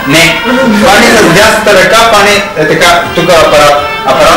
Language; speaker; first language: Bulgarian; native; Bulgarian